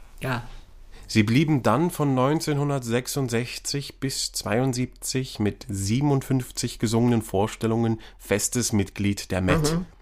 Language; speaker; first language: German; native; German